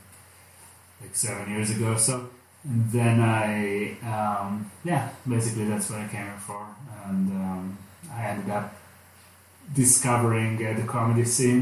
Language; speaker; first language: English; non-native, fluent; Hebrew